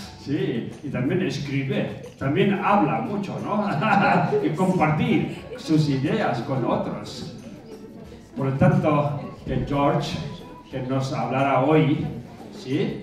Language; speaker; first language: Spanish; non-native, fluent; Tibetan